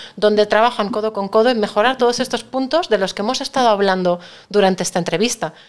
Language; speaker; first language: Spanish; native; Spanish